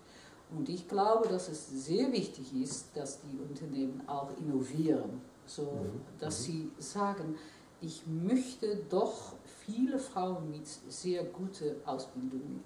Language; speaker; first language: German; non-native, fluent; Dutch